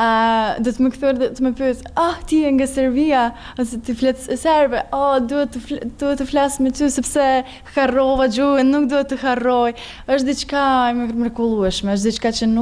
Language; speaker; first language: Albanian; non-native, learner; Serbian